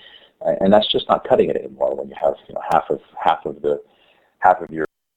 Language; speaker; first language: English; native; English